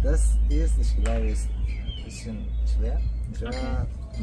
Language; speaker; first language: German; non-native, learner; Persian